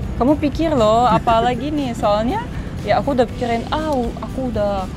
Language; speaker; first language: Indonesian; non-native, fluent; Russian